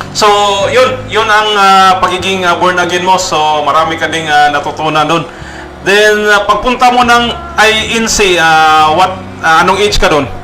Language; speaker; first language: Filipino; non-native, local second language; Cebuano